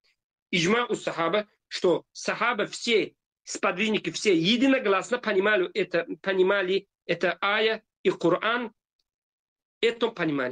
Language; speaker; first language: Russian; non-native, fluent; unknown